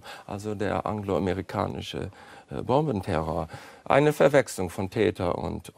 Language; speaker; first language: German; non-native, fluent; English